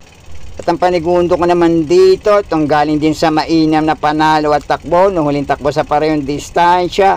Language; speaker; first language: Filipino; native; Filipino